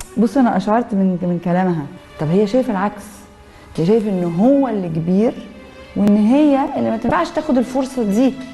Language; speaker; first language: Egyptian Arabic; native; Egyptian Arabic